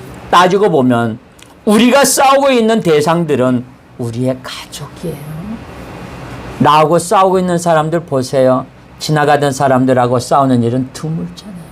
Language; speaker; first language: Korean; native; Korean